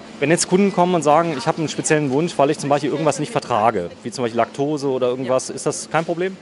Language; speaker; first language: German; native; German